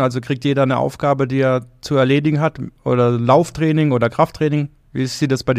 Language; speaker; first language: German; native; German